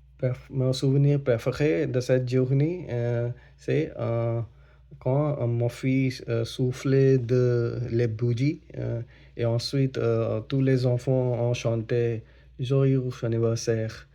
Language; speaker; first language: French; non-native, learner; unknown